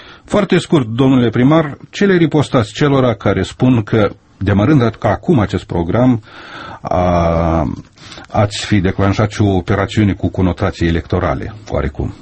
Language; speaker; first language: Romanian; native; Romanian